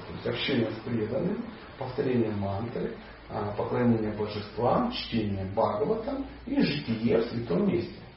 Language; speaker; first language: Russian; native; Russian